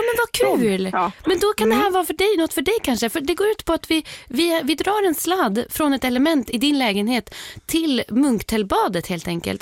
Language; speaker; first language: Swedish; native; Swedish